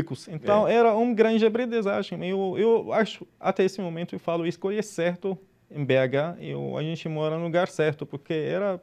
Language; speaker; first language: Portuguese; non-native, fluent; Arabic